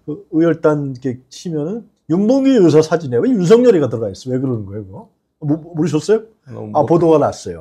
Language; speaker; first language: Korean; native; Korean